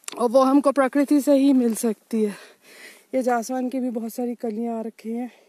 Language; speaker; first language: Hindi; non-native, local second language; Bangla